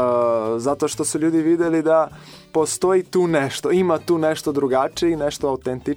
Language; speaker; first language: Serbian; non-native, fluent; Portuguese